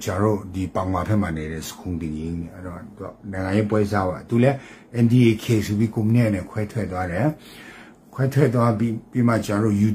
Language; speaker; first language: Burmese; non-native, local second language; Kachin